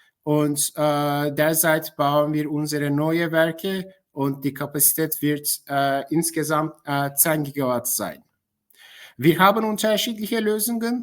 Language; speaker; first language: German; non-native, fluent; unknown